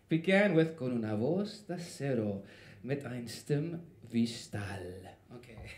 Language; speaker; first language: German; non-native, learner; Spanish